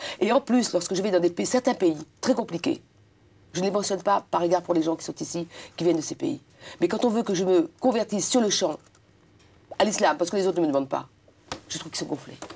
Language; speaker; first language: French; non-native, local second language; Réunion Creole French